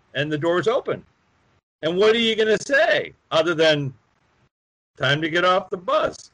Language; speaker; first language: English; native; English